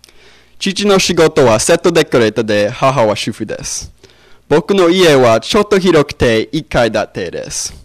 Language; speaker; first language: Japanese; non-native, learner; English